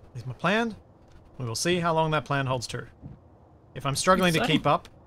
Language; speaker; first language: English; native; English